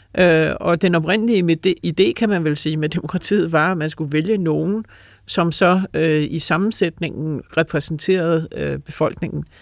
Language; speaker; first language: Danish; native; Danish